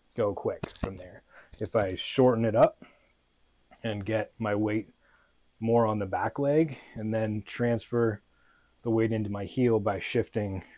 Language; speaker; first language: English; native; English